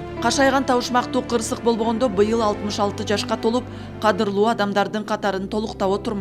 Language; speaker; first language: Kyrgyz; native; Kyrgyz